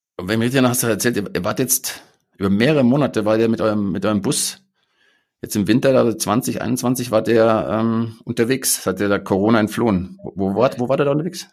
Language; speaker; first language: German; native; German